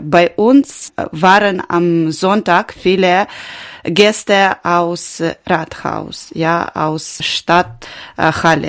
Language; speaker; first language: German; non-native, learner; Ukrainian